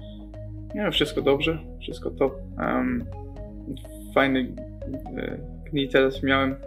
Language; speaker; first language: Polish; early bilingual, heritage; German